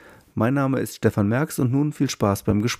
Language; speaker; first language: German; native; German